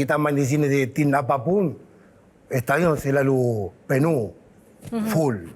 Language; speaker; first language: Indonesian; non-native, fluent; Spanish